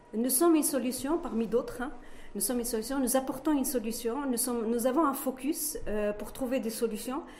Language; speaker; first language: French; non-native, local second language; Arabic